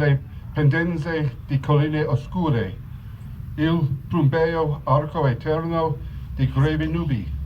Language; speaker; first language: Italian; non-native, learner; English